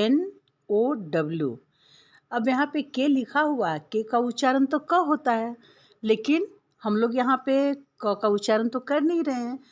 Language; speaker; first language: Hindi; native; Hindi